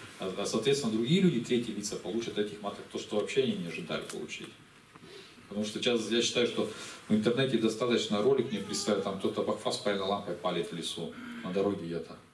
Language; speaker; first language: Russian; native; Russian